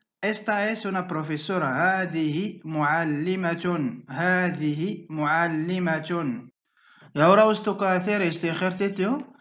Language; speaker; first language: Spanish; non-native, fluent; Arabic